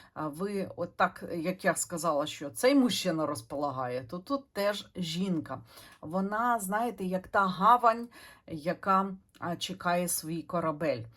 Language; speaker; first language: Ukrainian; non-native, local second language; Russian